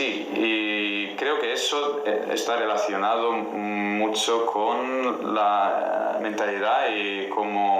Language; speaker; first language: Spanish; non-native, fluent; Italian